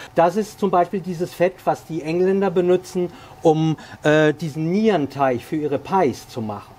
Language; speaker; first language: German; non-native, local second language; Swiss German